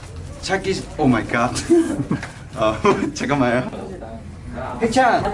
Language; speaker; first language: Korean; non-native, learner; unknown